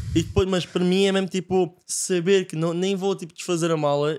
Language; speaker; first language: Portuguese; non-native, fluent; English